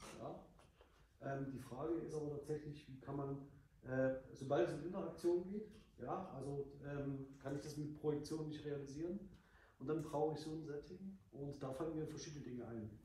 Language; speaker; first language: German; native; German